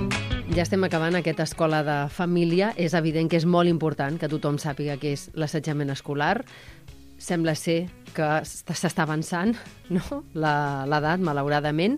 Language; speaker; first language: Catalan; native; Catalan